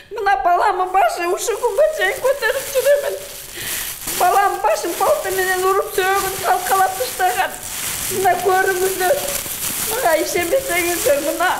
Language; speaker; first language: Kyrgyz; native; Kyrgyz